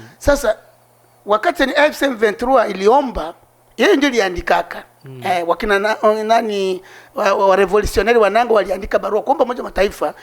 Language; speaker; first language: Swahili; native; Swahili